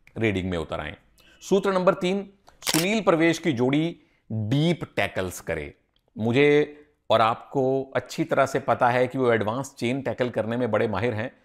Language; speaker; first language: Hindi; native; Hindi